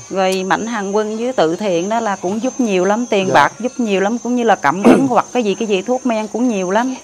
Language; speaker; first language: Vietnamese; non-native, local second language; Khmer